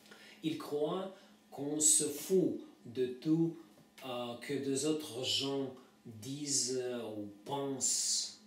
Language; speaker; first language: French; non-native, fluent; Russian